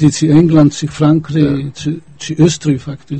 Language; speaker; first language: Danish; non-native, fluent; Polish